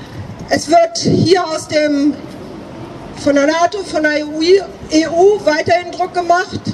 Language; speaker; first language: German; native; German